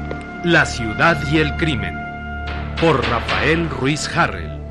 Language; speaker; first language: Spanish; native; Spanish